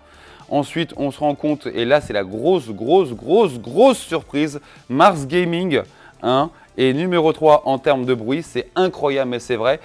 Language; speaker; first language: French; native; French